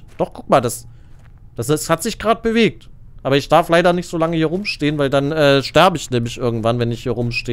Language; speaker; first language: German; native; German